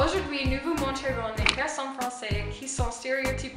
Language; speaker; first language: French; non-native, learner; English